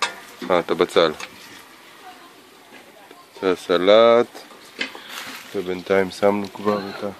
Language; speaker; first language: Hebrew; native; Hebrew